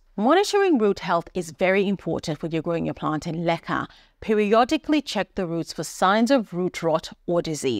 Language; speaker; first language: English; native; English